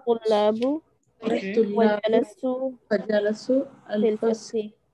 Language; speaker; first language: Arabic; non-native, learner; Urdu